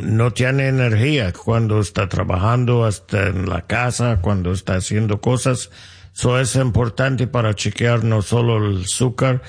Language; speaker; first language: Spanish; non-native, fluent; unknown